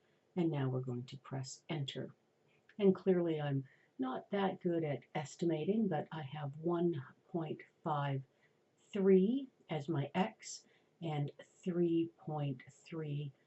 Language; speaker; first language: English; native; English